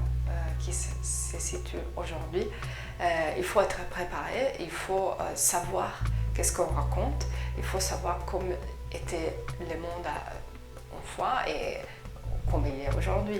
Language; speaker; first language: French; non-native, fluent; Italian